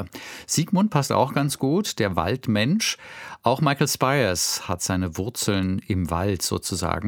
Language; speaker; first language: German; native; German